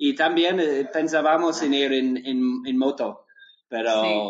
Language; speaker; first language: Spanish; non-native, learner; English